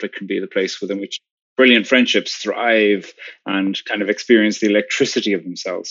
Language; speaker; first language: English; native; English